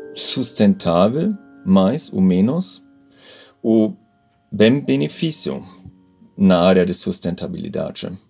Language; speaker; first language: Portuguese; non-native, learner; German